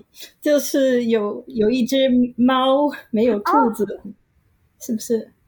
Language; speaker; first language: Chinese; non-native, fluent; Vietnamese